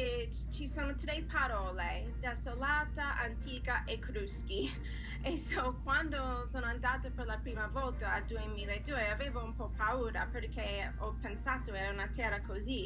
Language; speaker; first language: Italian; non-native, learner; English